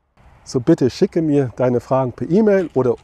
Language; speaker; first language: German; non-native, fluent; English